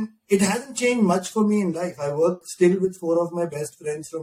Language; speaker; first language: English; non-native, local second language; Hindi